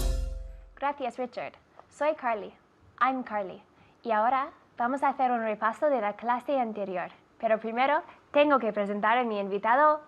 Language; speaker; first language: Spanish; non-native, fluent; English